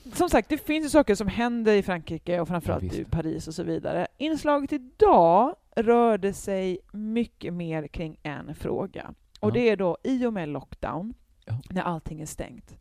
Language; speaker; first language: Swedish; native; Swedish